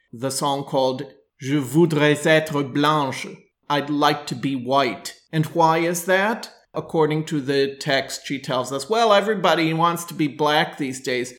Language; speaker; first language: English; native; English